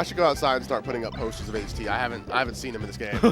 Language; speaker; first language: English; native; English